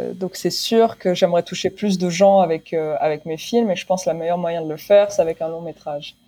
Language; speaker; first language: French; non-native, local second language; Arabic